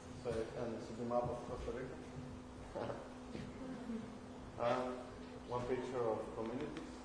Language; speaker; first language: English; non-native, learner; Spanish